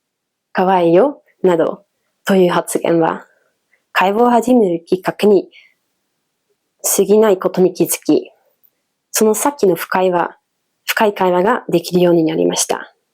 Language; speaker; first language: Japanese; non-native, fluent; Dutch